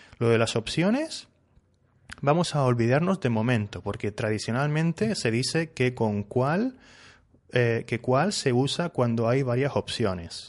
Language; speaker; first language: Spanish; native; Spanish